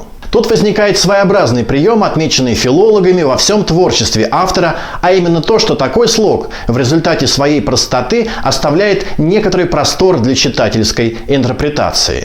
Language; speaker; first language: Russian; native; Russian